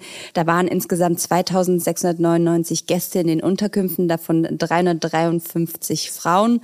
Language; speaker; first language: German; native; German